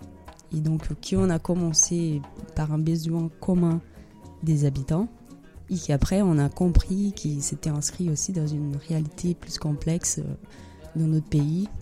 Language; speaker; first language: French; non-native, fluent; Portuguese